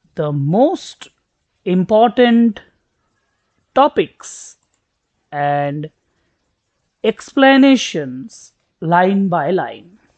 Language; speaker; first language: English; non-native, local second language; Bangla